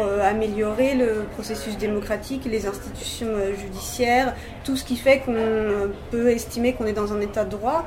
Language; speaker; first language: French; native; French